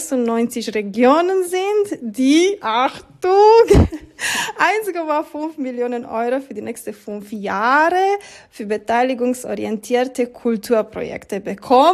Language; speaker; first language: German; non-native, learner; Romanian